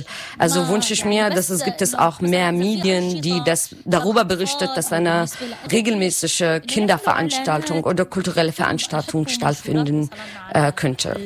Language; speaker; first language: German; non-native, learner; Arabic